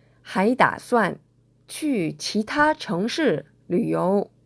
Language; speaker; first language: Chinese; non-native, fluent; Korean